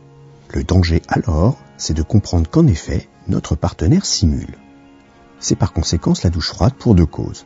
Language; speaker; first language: French; native; French